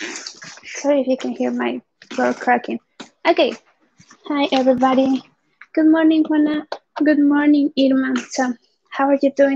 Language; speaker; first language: English; non-native, fluent; Spanish